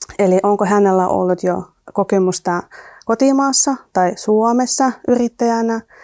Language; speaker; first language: Finnish; non-native, fluent; Russian